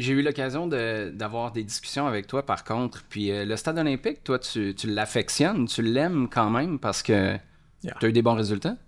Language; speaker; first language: French; native; French